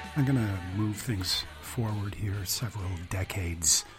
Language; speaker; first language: English; native; English